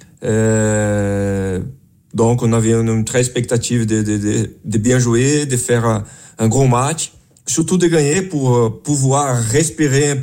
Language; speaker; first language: French; non-native, fluent; Portuguese